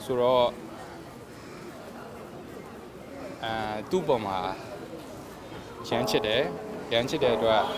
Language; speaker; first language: Burmese; native; Burmese